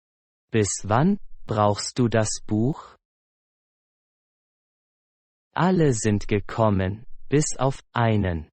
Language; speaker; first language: German; non-native, fluent; Persian